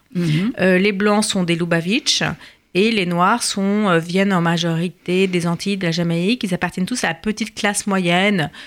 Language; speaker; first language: French; native; French